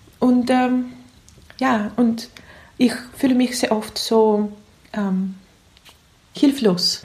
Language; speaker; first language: German; non-native, learner; Russian